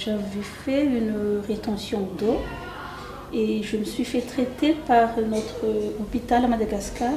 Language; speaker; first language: French; non-native, local second language; Malagasy